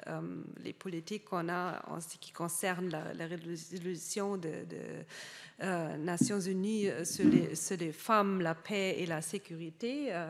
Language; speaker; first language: French; non-native, fluent; German